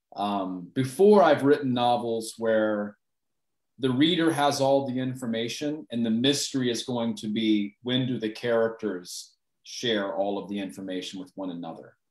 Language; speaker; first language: English; native; English